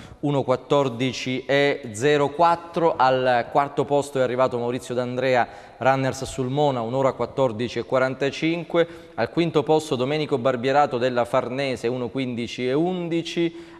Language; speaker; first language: Italian; native; Italian